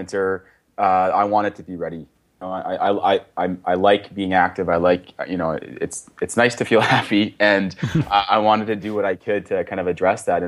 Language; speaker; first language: English; native; English